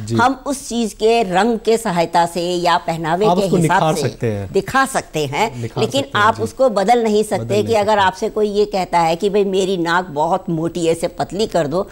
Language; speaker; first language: Hindi; native; Hindi